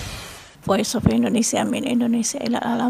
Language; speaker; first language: Arabic; non-native, fluent; Indonesian